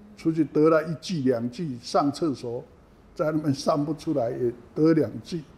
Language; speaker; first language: Chinese; native; Chinese